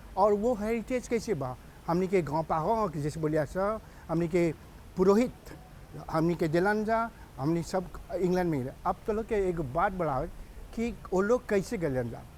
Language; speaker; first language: Bhojpuri; early bilingual, heritage; Bhojpuri